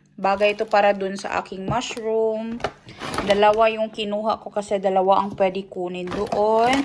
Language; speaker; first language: Filipino; native; Filipino